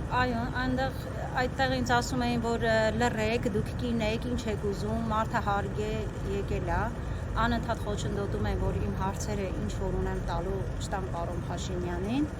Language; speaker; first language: Armenian; non-native, local second language; Kurdish